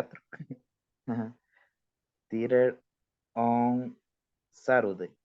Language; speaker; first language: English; non-native, learner; Spanish